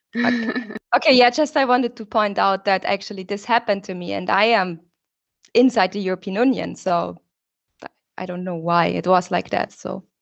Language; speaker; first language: English; non-native, fluent; German